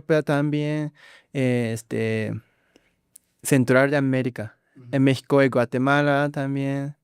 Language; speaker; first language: Spanish; non-native, learner; Japanese